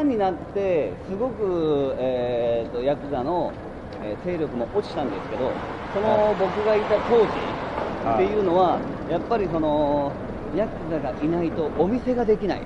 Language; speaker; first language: Japanese; native; Japanese